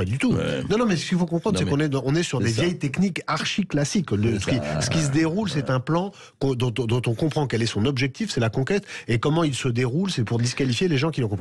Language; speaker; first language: French; native; French